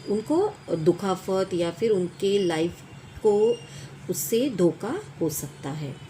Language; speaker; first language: Hindi; non-native, local second language; Marathi